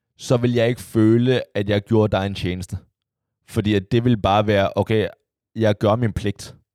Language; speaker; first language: Danish; early bilingual, other home language; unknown